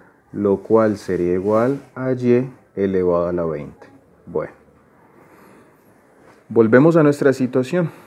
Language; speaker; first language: Spanish; native; Spanish